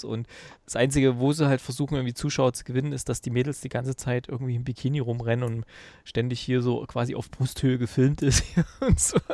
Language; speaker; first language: German; native; German